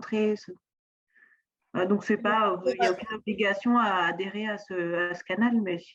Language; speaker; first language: French; native; French